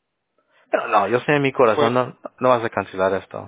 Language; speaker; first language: Spanish; early bilingual, heritage; English